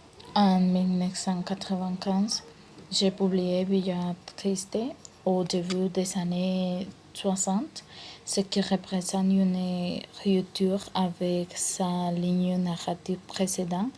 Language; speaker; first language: French; non-native, learner; Spanish